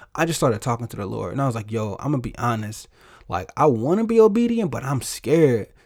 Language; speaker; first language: English; native; English